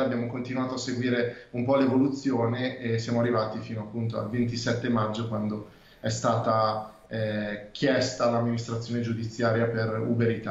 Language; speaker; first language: Italian; native; Italian